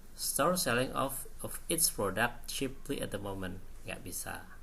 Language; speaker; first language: English; non-native, learner; Indonesian